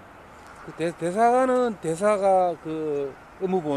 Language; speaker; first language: Korean; native; Korean